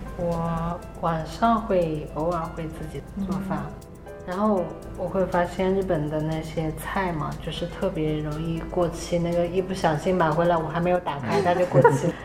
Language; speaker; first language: Chinese; native; Chinese